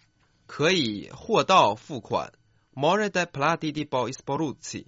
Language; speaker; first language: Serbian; non-native, fluent; Chinese